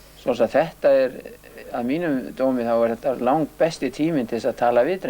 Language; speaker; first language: Icelandic; native; Icelandic